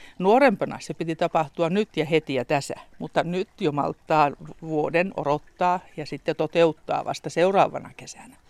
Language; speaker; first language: Finnish; native; Finnish